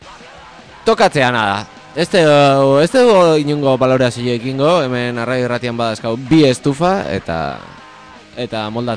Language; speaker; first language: Basque; native; Basque